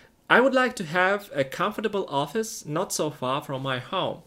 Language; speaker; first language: English; non-native, fluent; Russian